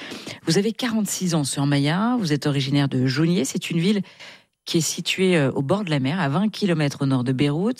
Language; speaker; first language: French; native; French